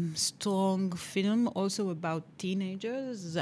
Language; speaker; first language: English; non-native, fluent; Hebrew